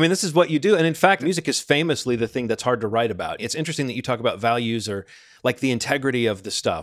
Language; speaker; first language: English; native; English